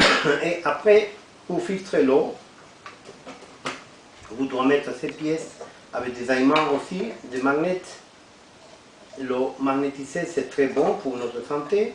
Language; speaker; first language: French; non-native, fluent; Spanish